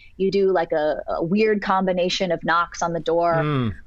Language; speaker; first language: English; native; English